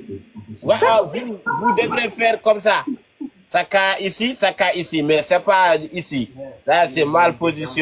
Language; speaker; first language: French; non-native, local second language; Bambara